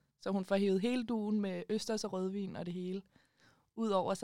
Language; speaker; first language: Danish; native; Danish